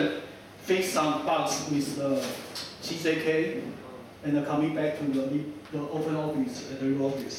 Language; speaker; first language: English; non-native, fluent; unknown